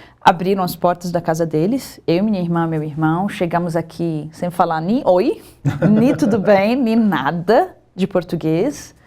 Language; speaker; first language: Portuguese; non-native, fluent; Arabic